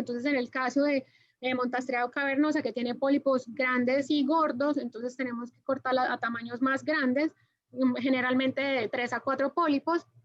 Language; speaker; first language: Spanish; native; Spanish